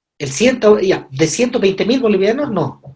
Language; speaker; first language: Spanish; native; Spanish